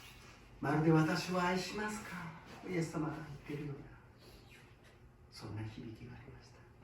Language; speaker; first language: Japanese; non-native, fluent; Korean